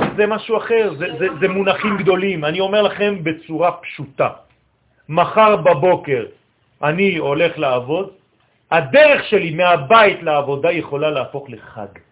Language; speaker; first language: Hebrew; non-native, fluent; French